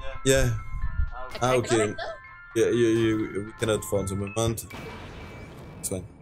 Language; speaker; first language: English; non-native, learner; French